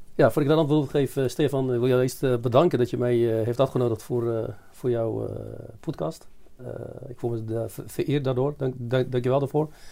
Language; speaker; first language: Dutch; early bilingual, other home language; Arabic